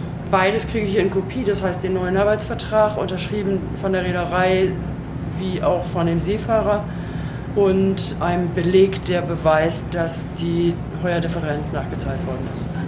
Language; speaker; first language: German; native; German